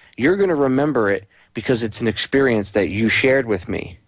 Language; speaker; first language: English; native; English